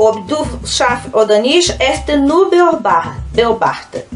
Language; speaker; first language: German; non-native, fluent; Portuguese